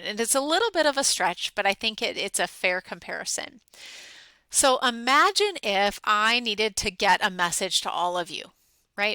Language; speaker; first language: English; native; English